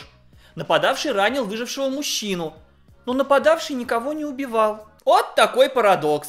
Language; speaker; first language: Russian; native; Russian